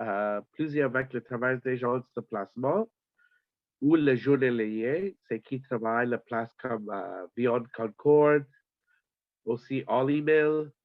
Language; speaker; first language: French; non-native, learner; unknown